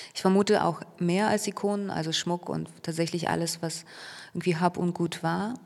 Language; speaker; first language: German; early bilingual, other home language; Russian